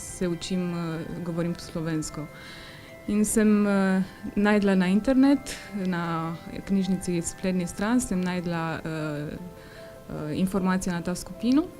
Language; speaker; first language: Slovenian; non-native, learner; Romanian